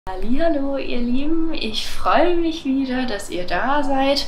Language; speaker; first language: German; non-native, fluent; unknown